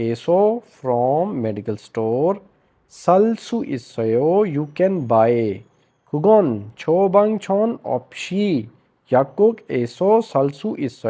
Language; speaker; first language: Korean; non-native, fluent; Urdu